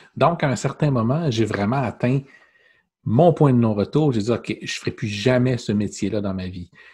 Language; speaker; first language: French; native; French